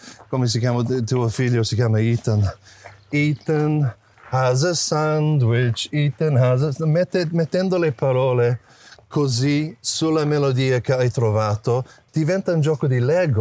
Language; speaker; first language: Italian; non-native, fluent; English